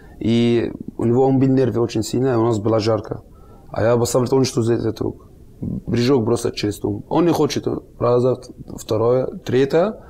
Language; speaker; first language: Russian; non-native, learner; Arabic